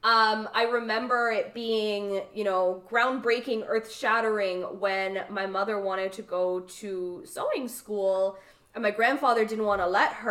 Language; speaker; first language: English; native; English